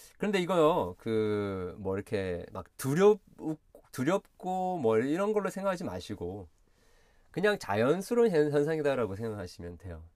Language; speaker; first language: Korean; early bilingual, heritage; Korean